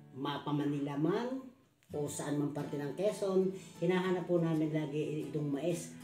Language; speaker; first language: Filipino; native; Filipino